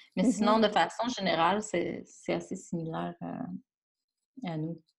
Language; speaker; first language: French; native; French